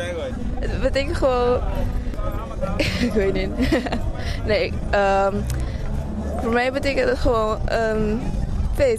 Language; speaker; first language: Dutch; non-native, local second language; Papiamento